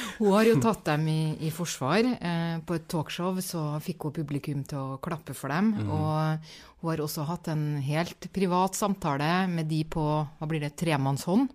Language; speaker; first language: Norwegian; native; Norwegian